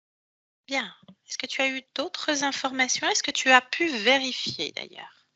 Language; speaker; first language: French; native; French